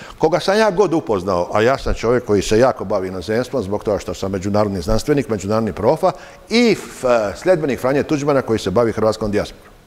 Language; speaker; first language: Croatian; native; Croatian